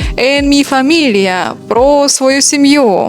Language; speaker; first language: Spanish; non-native, fluent; Ukrainian